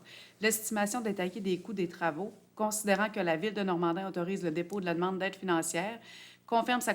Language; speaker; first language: French; native; French